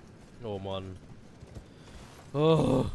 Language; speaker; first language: German; native; German